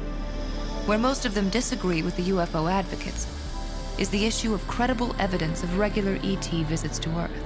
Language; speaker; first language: English; native; English